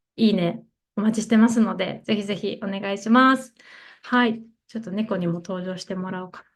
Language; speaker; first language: Japanese; native; Japanese